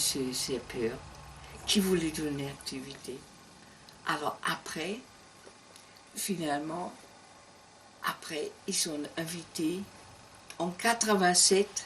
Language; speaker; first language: French; non-native, learner; German